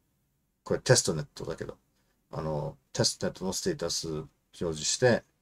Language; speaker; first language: Japanese; non-native, fluent; English